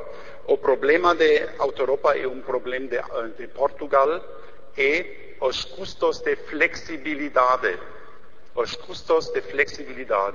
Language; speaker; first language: Portuguese; non-native, learner; German